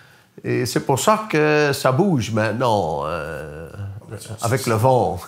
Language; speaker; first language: French; non-native, fluent; Dutch